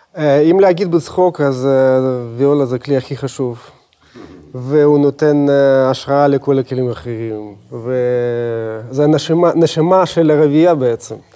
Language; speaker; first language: Hebrew; non-native, fluent; Russian